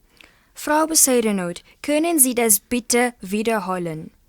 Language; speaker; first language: German; non-native, learner; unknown